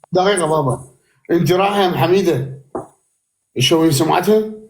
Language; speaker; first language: Arabic; native; Arabic